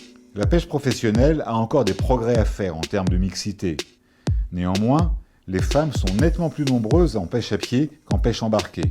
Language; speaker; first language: French; native; French